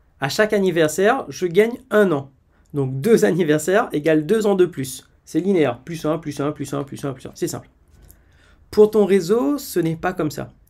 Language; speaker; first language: French; native; French